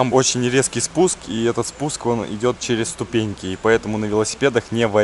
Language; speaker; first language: Russian; native; Russian